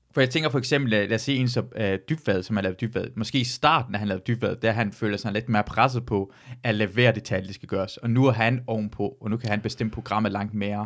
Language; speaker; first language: Danish; early bilingual, other home language; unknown